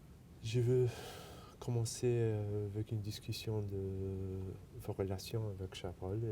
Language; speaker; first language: French; non-native, fluent; English